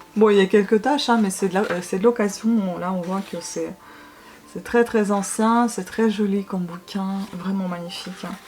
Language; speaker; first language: French; non-native, fluent; Russian